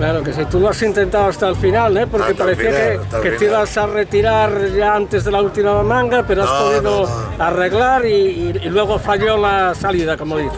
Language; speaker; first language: Spanish; native; Spanish